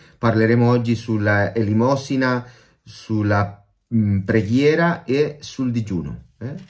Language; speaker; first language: Italian; non-native, fluent; Spanish